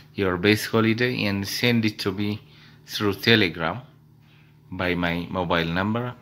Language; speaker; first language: English; non-native, fluent; Amharic